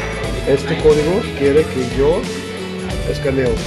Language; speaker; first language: Spanish; non-native, fluent; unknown